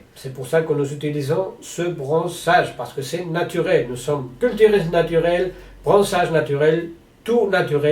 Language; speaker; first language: French; non-native, learner; Spanish